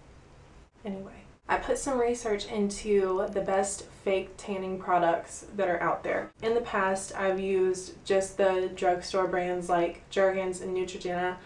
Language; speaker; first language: English; native; English